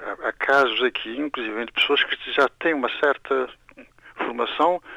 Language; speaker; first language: Portuguese; non-native, local second language; Kabuverdianu